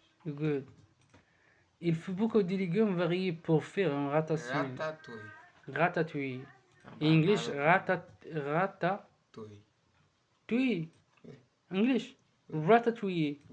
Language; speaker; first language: French; non-native, learner; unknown